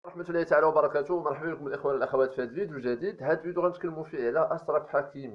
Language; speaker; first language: Arabic; native; Arabic